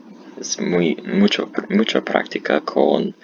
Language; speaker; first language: Spanish; non-native, learner; English